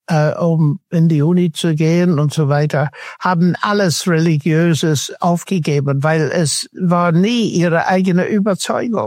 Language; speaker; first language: German; non-native, fluent; English